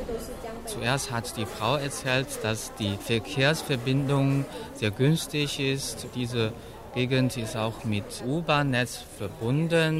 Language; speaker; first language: German; non-native, fluent; Chinese